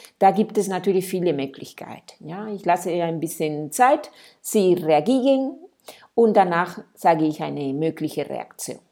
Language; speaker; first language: German; non-native, fluent; Spanish